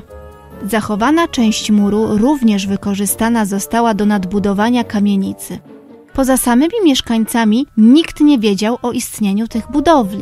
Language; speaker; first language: Polish; native; Polish